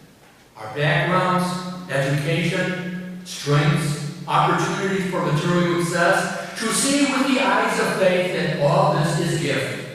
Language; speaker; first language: English; native; English